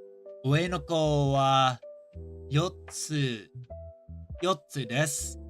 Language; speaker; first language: Japanese; non-native, learner; English